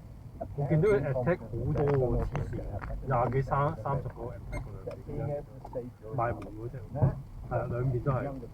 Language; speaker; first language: Cantonese; early bilingual, heritage; Cantonese